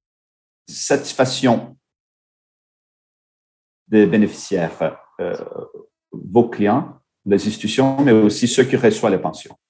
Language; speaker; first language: French; non-native, fluent; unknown